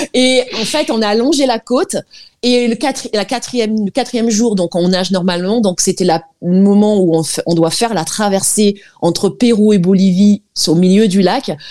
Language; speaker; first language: French; native; French